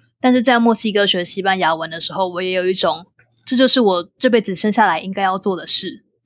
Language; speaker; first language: Chinese; native; Chinese